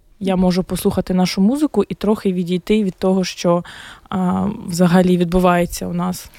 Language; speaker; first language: Ukrainian; non-native, local second language; Russian